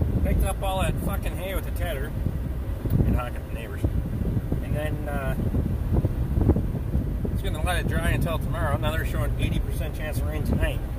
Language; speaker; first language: English; native; English